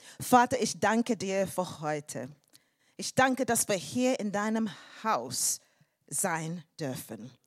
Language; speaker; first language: German; non-native, fluent; English